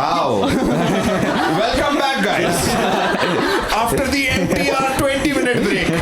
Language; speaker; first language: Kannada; non-native, local second language; Punjabi